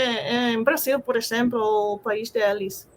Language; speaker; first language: Portuguese; non-native, fluent; Spanish